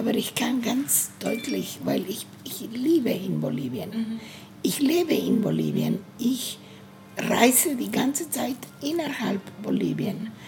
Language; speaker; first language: German; non-native, learner; Spanish